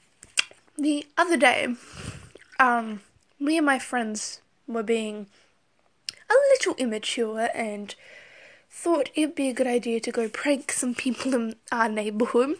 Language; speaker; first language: English; native; English